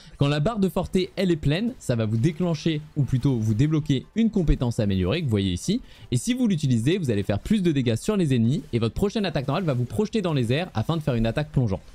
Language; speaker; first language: French; native; French